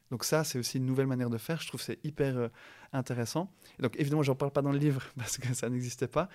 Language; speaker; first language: French; native; French